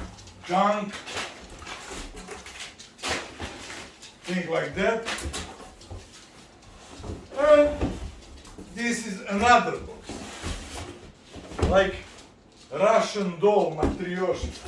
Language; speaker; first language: English; non-native, learner; Italian